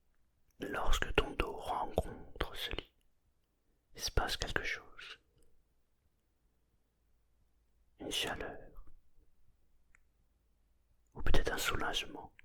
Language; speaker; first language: French; native; French